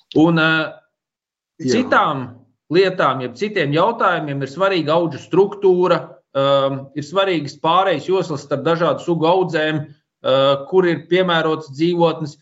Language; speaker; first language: Latvian; native; Latvian